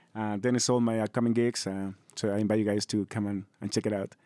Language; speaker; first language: English; non-native, fluent; Spanish